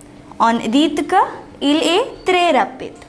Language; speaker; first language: French; non-native, fluent; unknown